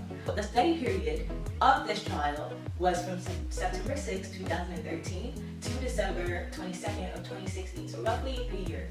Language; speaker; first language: English; native; English